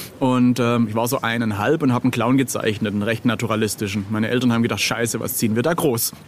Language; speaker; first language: German; native; German